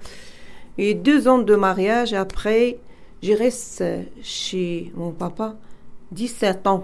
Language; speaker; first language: French; non-native, learner; Arabic